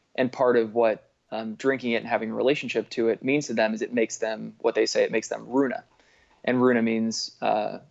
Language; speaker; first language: English; native; English